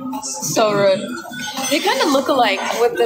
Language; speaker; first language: English; non-native, fluent; Turkish